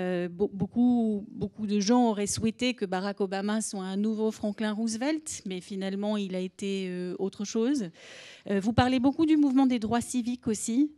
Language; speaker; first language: French; native; French